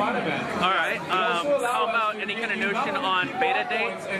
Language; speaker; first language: English; native; English